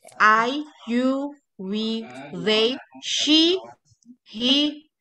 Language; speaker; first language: English; non-native, fluent; Indonesian